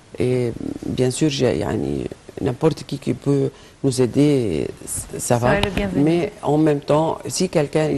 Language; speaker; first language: French; non-native, fluent; Arabic